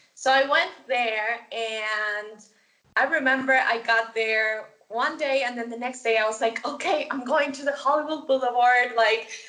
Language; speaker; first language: English; non-native, fluent; Spanish